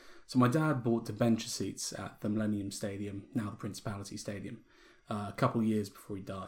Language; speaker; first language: English; native; English